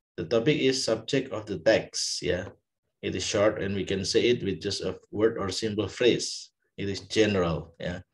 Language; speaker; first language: English; non-native, fluent; Indonesian